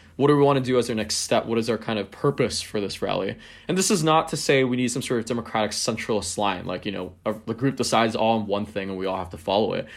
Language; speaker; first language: English; non-native, local second language; Cantonese